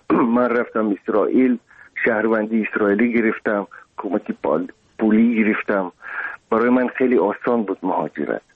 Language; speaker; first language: Persian; non-native, local second language; Russian